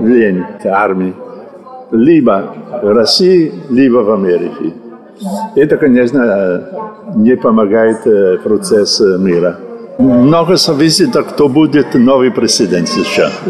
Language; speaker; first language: Russian; non-native, learner; Italian